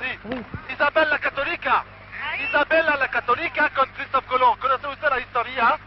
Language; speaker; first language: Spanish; non-native, learner; French